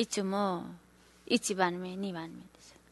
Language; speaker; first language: Japanese; non-native, learner; Nepali